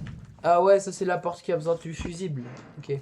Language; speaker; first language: French; native; French